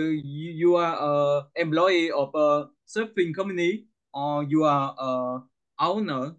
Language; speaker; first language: English; non-native, learner; Vietnamese